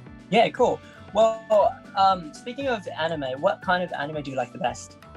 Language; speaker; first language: English; non-native, learner; Japanese